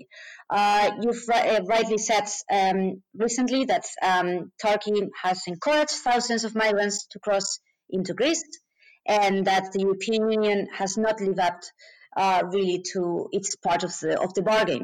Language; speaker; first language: English; non-native, fluent; Spanish